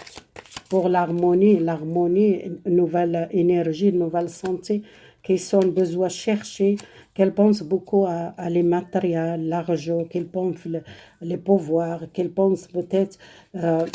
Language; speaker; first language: French; non-native, learner; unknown